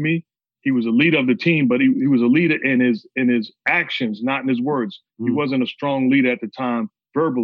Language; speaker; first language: English; native; English